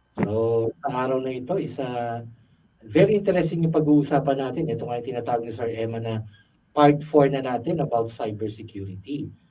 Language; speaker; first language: Filipino; native; Filipino